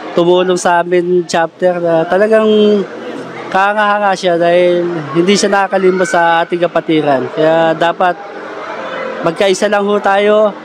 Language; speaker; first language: Filipino; native; Filipino